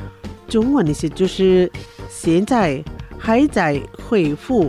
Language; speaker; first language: Chinese; non-native, fluent; Indonesian